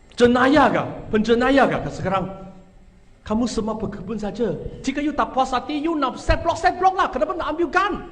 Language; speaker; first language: Malay; non-native, local second language; Chinese